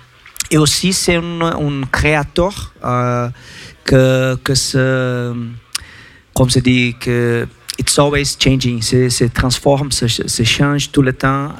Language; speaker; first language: French; non-native, learner; Portuguese